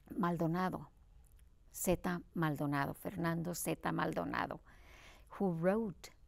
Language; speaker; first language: English; early bilingual, other home language; Spanish